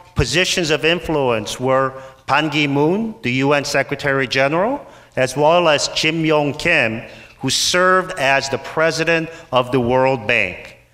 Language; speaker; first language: English; native; English